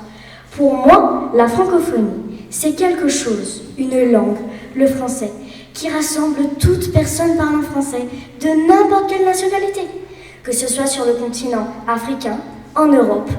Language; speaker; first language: French; native; French